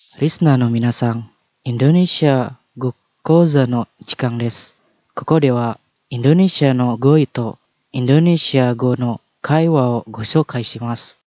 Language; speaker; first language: Japanese; non-native, fluent; Indonesian